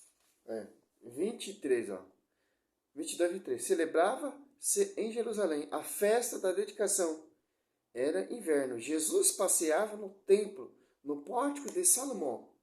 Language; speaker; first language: Portuguese; native; Portuguese